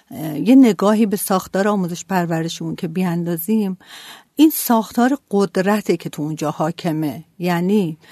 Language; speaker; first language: Persian; native; Persian